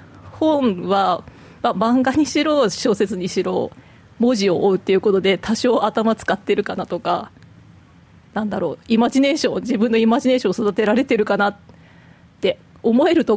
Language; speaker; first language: Japanese; native; Japanese